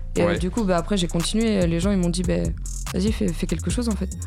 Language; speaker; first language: French; native; French